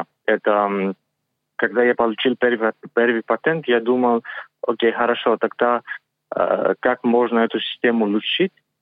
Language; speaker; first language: Russian; non-native, learner; Greek